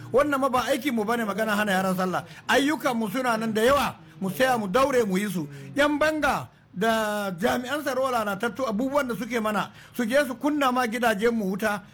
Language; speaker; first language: Hausa; non-native, local second language; Fula